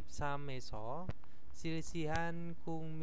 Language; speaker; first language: Korean; non-native, fluent; Indonesian